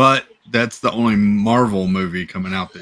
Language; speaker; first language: English; native; English